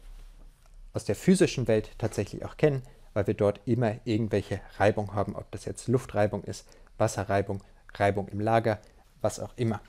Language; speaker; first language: German; native; German